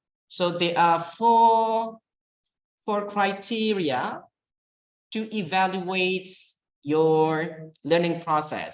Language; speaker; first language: English; non-native, fluent; Indonesian